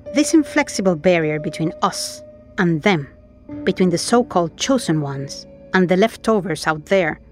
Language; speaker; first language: English; non-native, fluent; Spanish